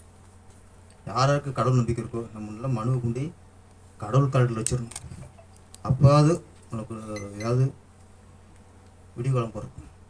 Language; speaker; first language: Tamil; native; Tamil